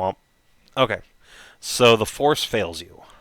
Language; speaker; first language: English; native; English